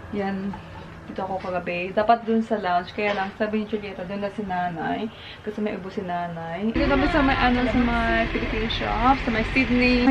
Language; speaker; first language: Filipino; non-native, learner; English